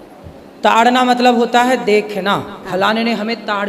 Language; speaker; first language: Hindi; native; Hindi